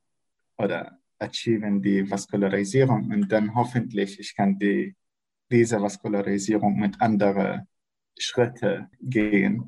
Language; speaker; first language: German; non-native, learner; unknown